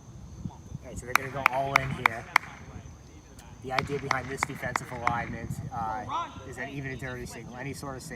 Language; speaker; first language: English; native; English